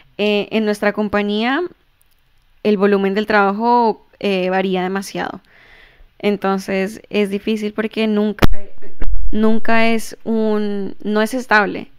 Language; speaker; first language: Spanish; early bilingual, heritage; Spanish